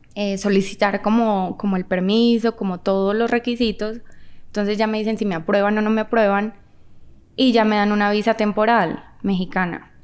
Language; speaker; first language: Spanish; native; Spanish